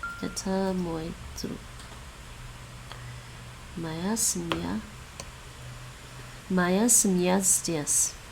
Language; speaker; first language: Russian; non-native, learner; Dutch